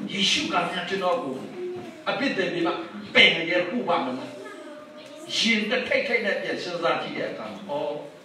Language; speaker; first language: Burmese; non-native, local second language; Tedim Chin